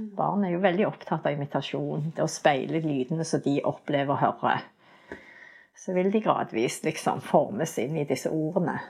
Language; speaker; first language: Norwegian; native; Norwegian